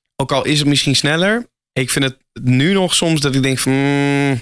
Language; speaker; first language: Dutch; native; Dutch